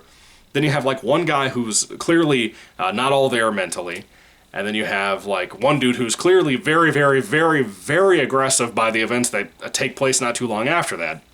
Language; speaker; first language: English; native; English